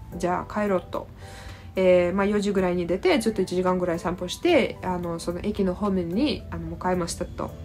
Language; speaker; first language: Japanese; non-native, fluent; Russian